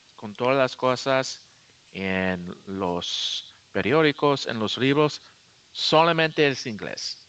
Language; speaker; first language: Spanish; non-native, fluent; English